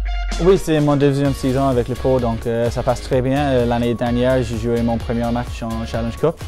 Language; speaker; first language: French; non-native, fluent; English